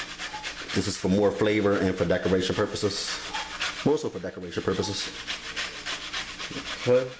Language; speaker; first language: English; native; English